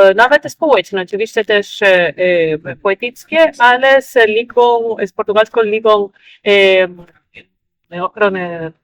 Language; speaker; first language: Polish; non-native, fluent; Spanish